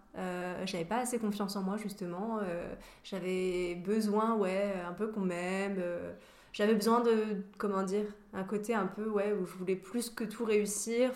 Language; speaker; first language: French; native; French